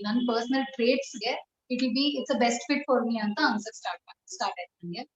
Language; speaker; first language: Kannada; non-native, local second language; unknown